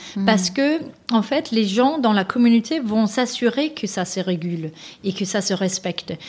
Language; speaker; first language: French; non-native, fluent; Danish